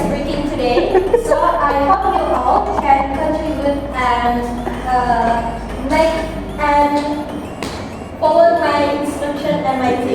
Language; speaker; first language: English; non-native, learner; Indonesian